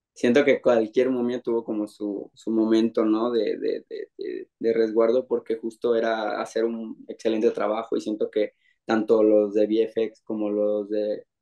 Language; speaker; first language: Spanish; native; Spanish